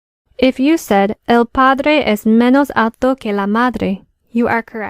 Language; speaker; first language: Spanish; non-native, fluent; English